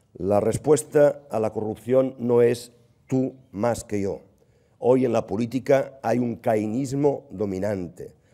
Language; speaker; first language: Spanish; non-native, local second language; Catalan